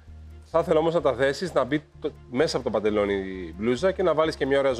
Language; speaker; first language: Greek; native; Greek